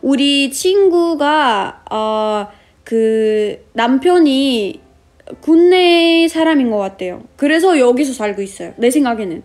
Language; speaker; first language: Korean; non-native, fluent; Russian